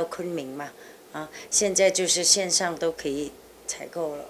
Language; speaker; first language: Chinese; non-native, fluent; Thai